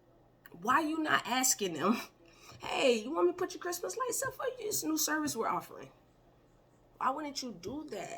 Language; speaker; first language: English; native; English